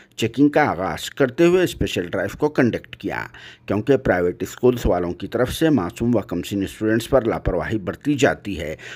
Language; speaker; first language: Hindi; native; Hindi